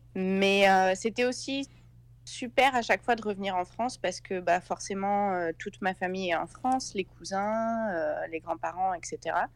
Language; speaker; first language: French; native; French